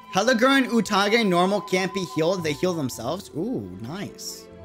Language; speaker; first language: English; native; English